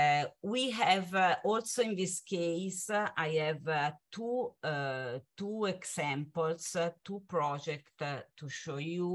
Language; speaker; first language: English; non-native, fluent; Italian